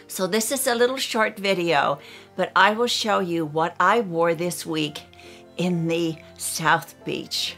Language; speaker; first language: English; native; English